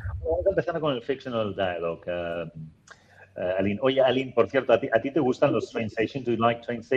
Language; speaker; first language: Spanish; native; Spanish